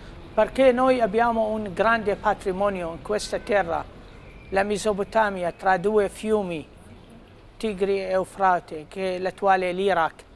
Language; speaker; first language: Italian; non-native, fluent; Arabic